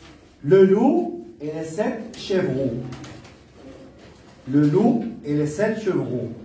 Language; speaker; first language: French; non-native, local second language; Arabic